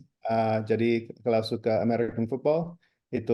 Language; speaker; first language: Indonesian; non-native, fluent; English